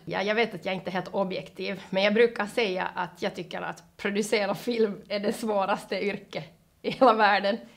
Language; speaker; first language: Swedish; native; Swedish